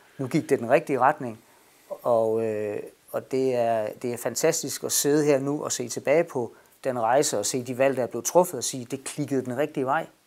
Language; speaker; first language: Danish; native; Danish